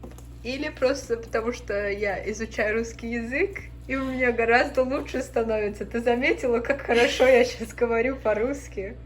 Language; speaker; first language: Russian; early bilingual, other home language; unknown